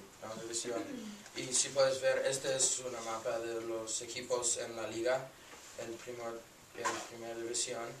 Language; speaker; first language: Spanish; non-native, learner; English